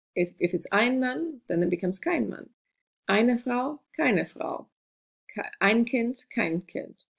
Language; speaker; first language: German; non-native, fluent; English